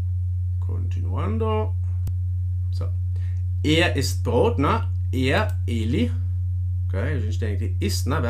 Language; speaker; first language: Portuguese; non-native, fluent; German